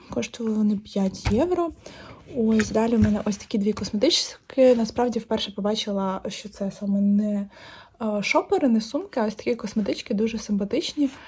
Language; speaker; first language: Ukrainian; native; Ukrainian